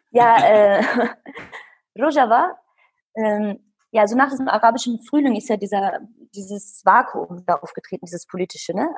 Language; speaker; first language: German; early bilingual, other home language; Kurdish